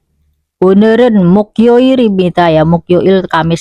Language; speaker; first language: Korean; non-native, fluent; Indonesian